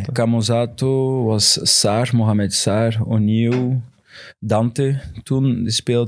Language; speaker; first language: Dutch; non-native, fluent; Portuguese